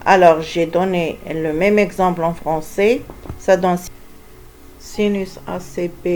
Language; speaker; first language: French; non-native, local second language; Arabic